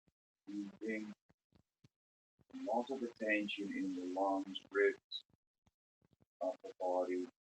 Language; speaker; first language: English; native; English